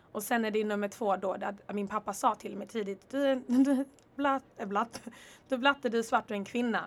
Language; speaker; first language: Swedish; early bilingual, other home language; Kinyarwanda